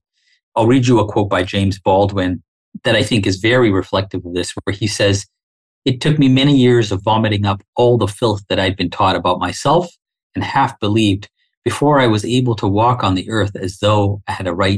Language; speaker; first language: English; non-native, local second language; Swahili